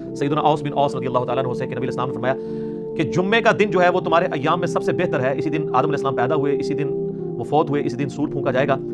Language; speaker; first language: Urdu; non-native, local second language; Punjabi